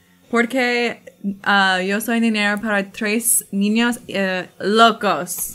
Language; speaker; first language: Spanish; non-native, learner; English